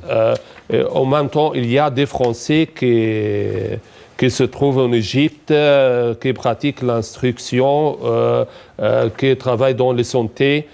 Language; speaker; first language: French; non-native, fluent; Arabic